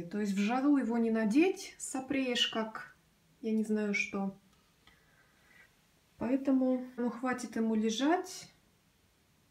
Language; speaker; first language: Russian; native; Russian